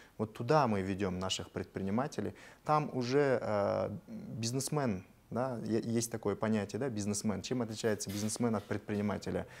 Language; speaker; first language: Russian; native; Russian